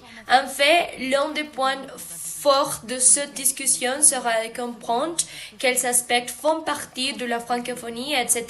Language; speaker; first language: French; non-native, learner; Spanish